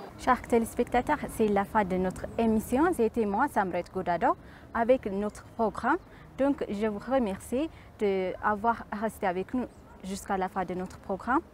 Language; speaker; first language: French; non-native, fluent; Amharic